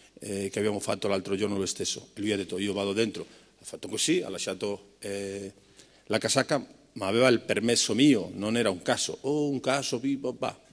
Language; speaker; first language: Italian; non-native, fluent; Spanish